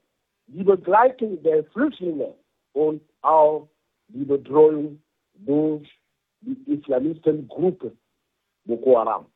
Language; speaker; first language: German; non-native, fluent; French